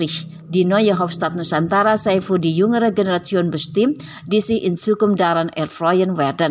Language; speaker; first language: German; non-native, fluent; Indonesian